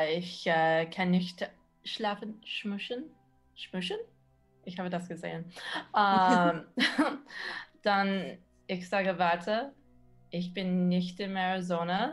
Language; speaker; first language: German; non-native, learner; English